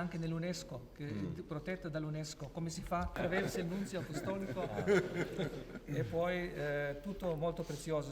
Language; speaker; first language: Italian; non-native, fluent; Slovenian